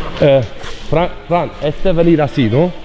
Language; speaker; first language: Spanish; non-native, learner; Hungarian